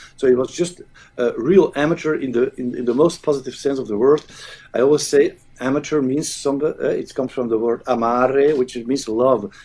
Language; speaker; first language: English; non-native, fluent; Dutch